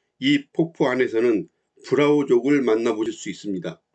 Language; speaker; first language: Korean; native; Korean